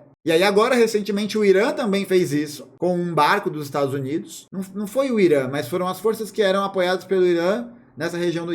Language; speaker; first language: Portuguese; native; Portuguese